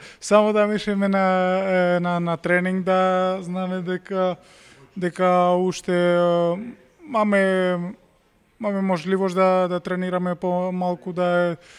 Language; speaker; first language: Macedonian; non-native, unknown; Spanish